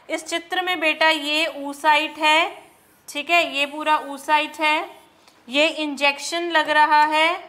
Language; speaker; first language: Hindi; non-native, local second language; Punjabi